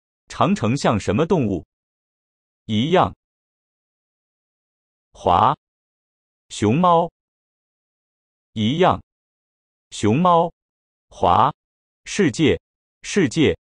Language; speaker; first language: Chinese; non-native, learner; Japanese